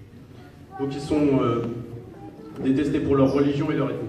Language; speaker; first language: French; native; French